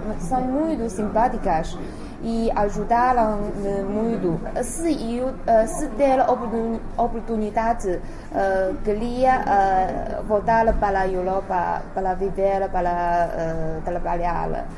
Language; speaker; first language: Portuguese; non-native, learner; Chinese